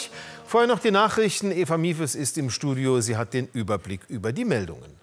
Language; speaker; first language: German; native; German